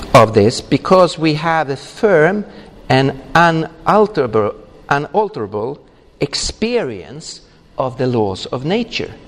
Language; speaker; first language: English; non-native, fluent; Swedish